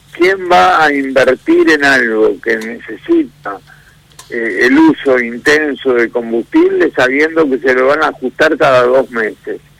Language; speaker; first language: Spanish; native; Spanish